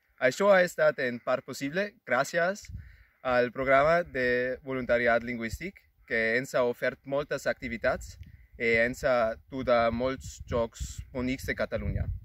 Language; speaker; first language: Catalan; non-native, learner; German